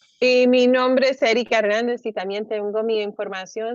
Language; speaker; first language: Spanish; early bilingual, heritage; Spanish